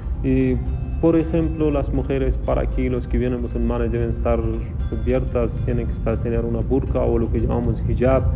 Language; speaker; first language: Spanish; non-native, fluent; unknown